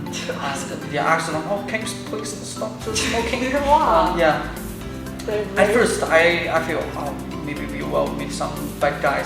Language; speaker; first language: English; non-native, learner; Chinese